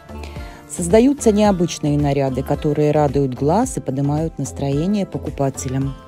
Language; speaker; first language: Russian; native; Russian